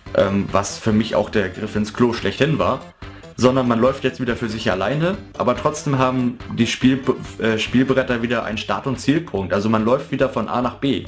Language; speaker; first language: German; native; German